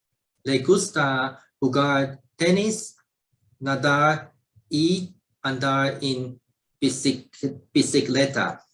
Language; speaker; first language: Spanish; non-native, learner; Chinese